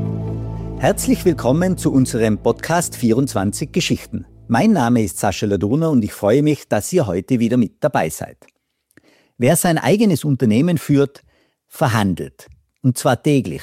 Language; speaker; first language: German; native; German